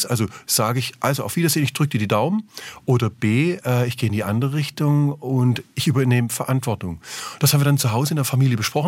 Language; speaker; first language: German; native; German